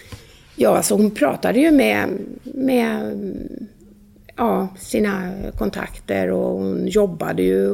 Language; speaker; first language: Swedish; native; Swedish